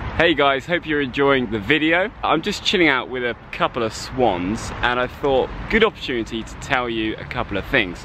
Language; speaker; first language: English; native; English